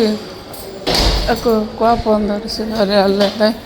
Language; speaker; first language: Italian; non-native, learner; Bangla